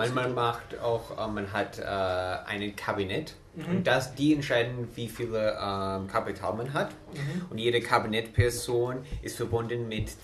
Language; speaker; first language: German; non-native, fluent; English